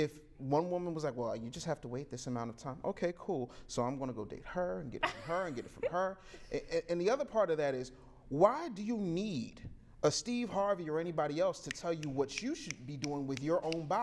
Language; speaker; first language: English; native; English